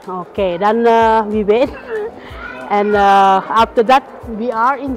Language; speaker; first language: English; non-native, learner; Thai